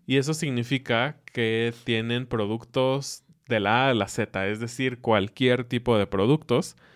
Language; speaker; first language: Spanish; native; Spanish